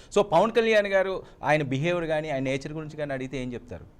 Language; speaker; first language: Telugu; native; Telugu